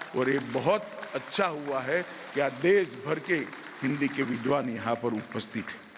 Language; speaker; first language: Hindi; non-native, local second language; Gujarati